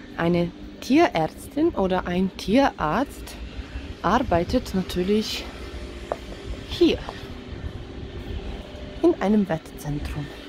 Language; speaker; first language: German; non-native, fluent; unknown